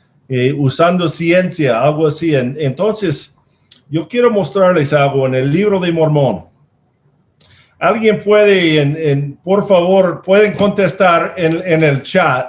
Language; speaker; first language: Spanish; non-native, fluent; English